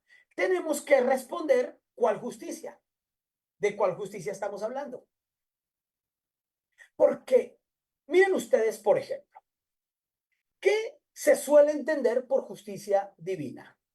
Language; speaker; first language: Spanish; native; Spanish